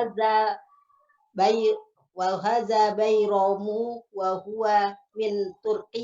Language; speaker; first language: Arabic; non-native, learner; Indonesian